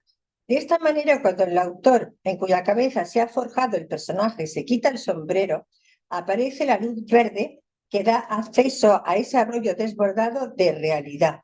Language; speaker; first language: Spanish; native; Spanish